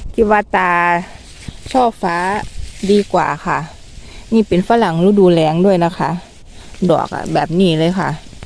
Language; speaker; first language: Thai; native; Thai